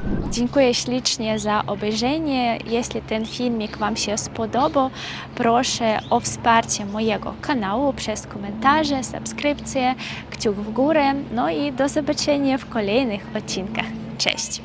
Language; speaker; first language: Polish; non-native, fluent; Russian